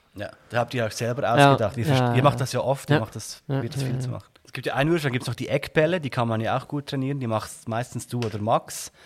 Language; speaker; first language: German; native; German